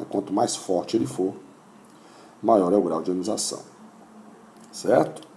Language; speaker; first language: Portuguese; native; Portuguese